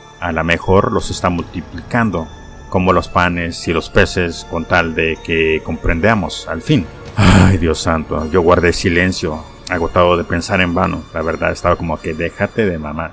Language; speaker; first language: Spanish; native; Spanish